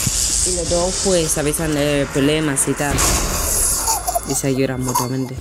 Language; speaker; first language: Spanish; native; Spanish